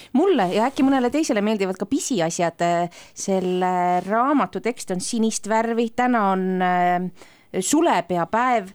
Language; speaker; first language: Estonian; native; Estonian